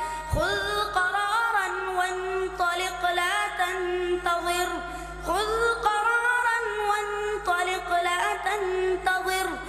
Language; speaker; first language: Arabic; non-native, learner; Pashto